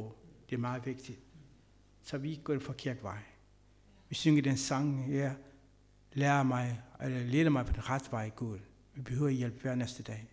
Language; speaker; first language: Danish; non-native, fluent; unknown